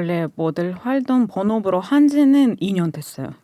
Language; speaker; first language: Korean; non-native, fluent; Russian